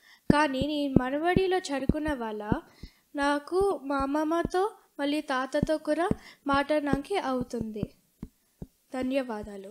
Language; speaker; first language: Telugu; early bilingual, heritage; Telugu